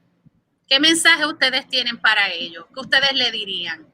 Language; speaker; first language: Spanish; early bilingual, heritage; Spanish